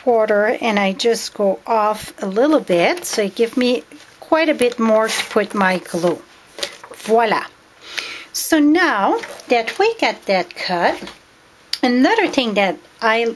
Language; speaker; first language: English; non-native, fluent; French